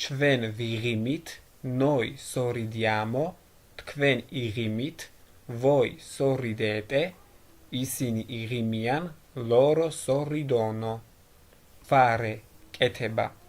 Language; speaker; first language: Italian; non-native, fluent; Georgian